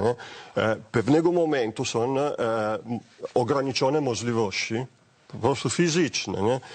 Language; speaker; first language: Polish; non-native, learner; Italian